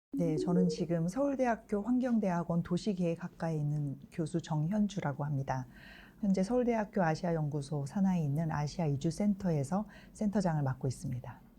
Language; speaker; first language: Korean; native; Korean